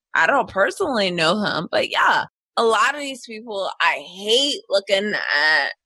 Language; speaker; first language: English; native; English